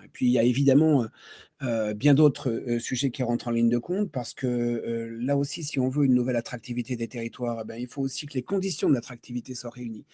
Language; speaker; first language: French; native; French